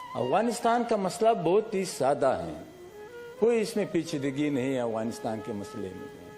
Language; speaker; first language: Urdu; non-native, local second language; Pashto